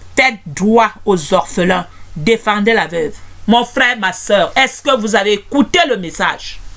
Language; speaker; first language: French; non-native, local second language; Basaa